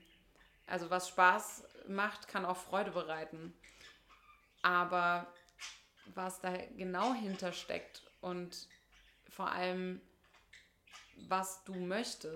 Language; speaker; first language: German; native; German